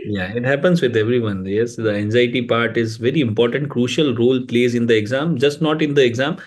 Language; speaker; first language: English; non-native, local second language; Hindi